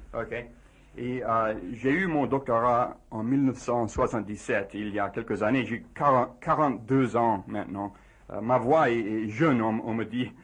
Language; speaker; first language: French; non-native, fluent; English